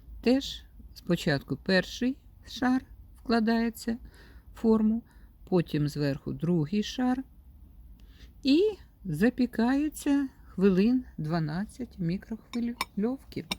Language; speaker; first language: Ukrainian; native; Ukrainian